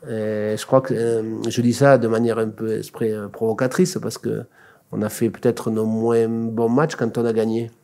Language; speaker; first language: French; native; French